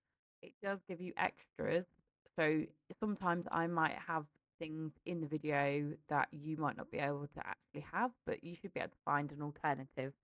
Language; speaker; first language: English; native; English